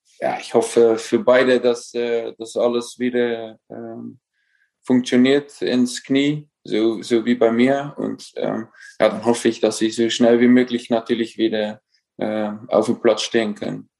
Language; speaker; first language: German; non-native, fluent; Dutch